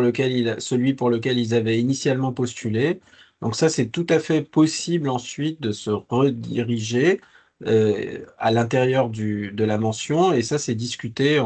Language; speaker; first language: French; native; French